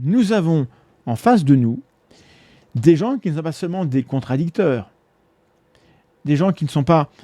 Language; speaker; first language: French; native; French